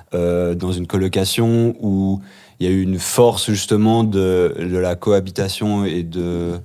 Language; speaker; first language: French; native; French